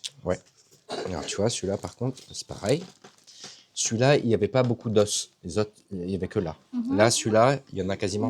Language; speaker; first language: French; native; French